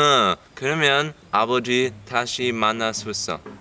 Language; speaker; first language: Korean; non-native, learner; English